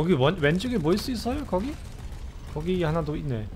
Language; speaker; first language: Korean; non-native, learner; German